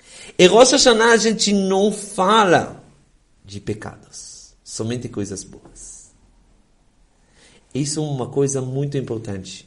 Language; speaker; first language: Portuguese; non-native, fluent; Hebrew